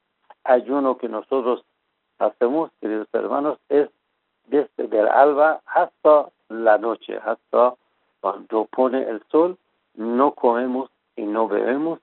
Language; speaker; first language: Spanish; non-native, fluent; Persian